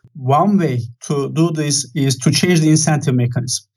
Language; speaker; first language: English; non-native, fluent; Turkish